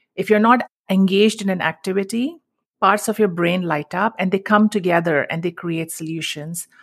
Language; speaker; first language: English; non-native, local second language; Hindi